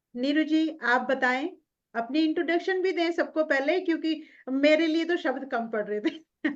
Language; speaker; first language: Hindi; non-native, local second language; Punjabi